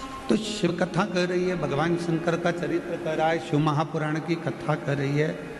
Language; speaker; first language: Hindi; native; Hindi